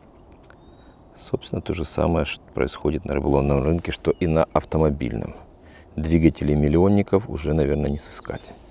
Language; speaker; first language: Russian; native; Russian